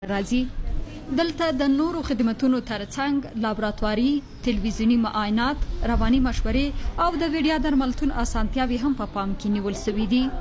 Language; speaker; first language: Pashto; native; Pashto